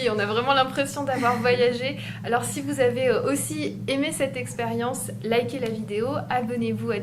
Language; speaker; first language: French; native; French